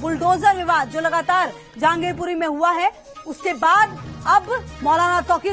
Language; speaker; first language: Hindi; native; Hindi